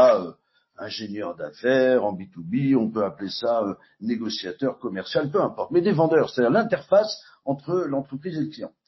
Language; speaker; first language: French; native; French